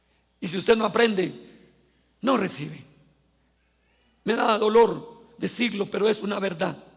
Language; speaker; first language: Spanish; native; Spanish